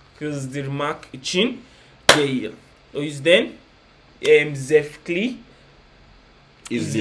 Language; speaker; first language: Turkish; non-native, learner; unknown